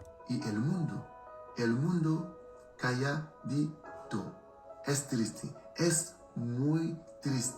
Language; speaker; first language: Spanish; non-native, fluent; French